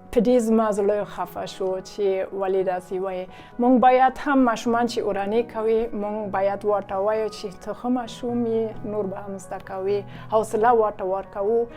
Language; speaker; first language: Pashto; non-native, fluent; German